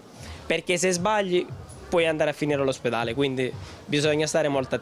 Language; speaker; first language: Italian; native; Italian